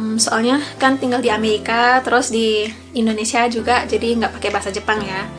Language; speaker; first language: Indonesian; early bilingual, other home language; English